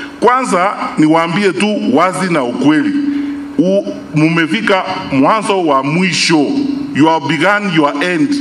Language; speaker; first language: Swahili; non-native, local second language; Gusii